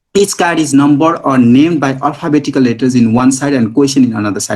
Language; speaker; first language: English; non-native, local second language; Nepali